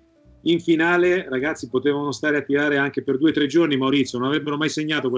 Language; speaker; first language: Italian; native; Italian